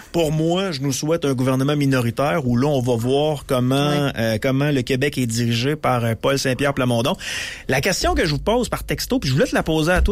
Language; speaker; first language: French; native; French